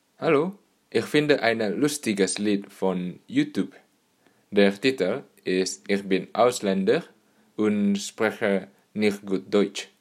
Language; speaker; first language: German; non-native, learner; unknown